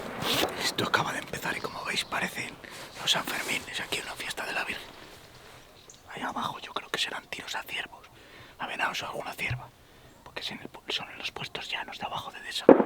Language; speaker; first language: Spanish; native; Spanish